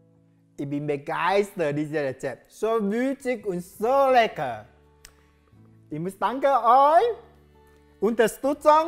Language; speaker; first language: German; non-native, learner; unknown